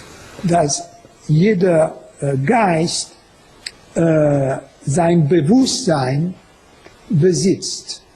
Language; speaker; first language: German; non-native, fluent; French